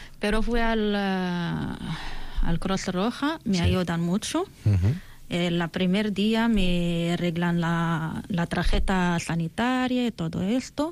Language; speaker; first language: Spanish; non-native, learner; Arabic